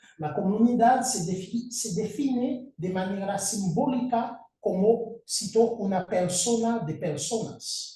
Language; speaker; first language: Spanish; non-native, fluent; Haitian Creole